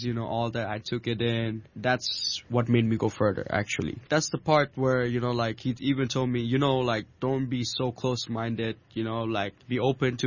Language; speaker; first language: English; non-native, local second language; Bangla